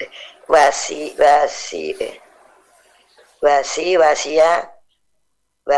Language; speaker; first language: Arabic; non-native, learner; Indonesian